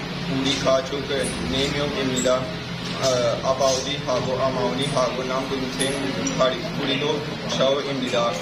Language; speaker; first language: Korean; non-native, learner; Punjabi